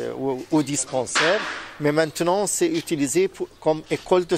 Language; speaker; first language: French; non-native, fluent; Arabic